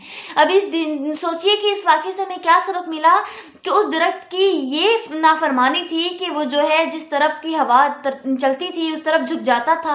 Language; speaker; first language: Urdu; native; Urdu